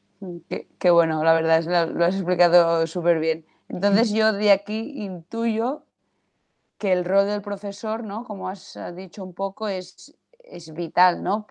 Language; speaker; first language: Spanish; non-native, local second language; Catalan